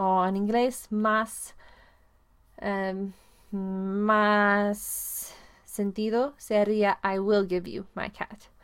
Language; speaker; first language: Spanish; non-native, fluent; English